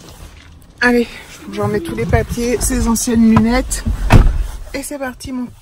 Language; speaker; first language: French; native; French